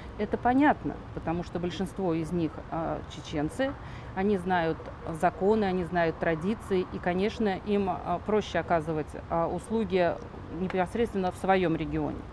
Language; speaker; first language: Russian; native; Russian